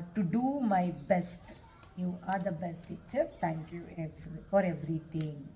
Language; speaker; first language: English; non-native, local second language; Kannada